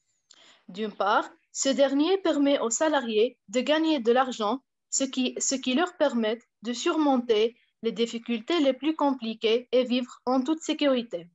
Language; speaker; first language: French; non-native, fluent; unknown